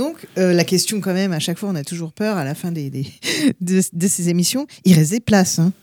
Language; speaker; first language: French; native; French